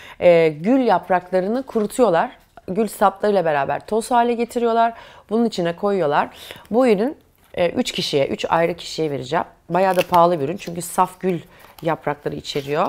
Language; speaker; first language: Turkish; native; Turkish